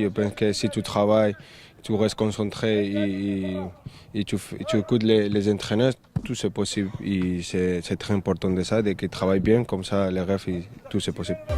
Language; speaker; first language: French; non-native, fluent; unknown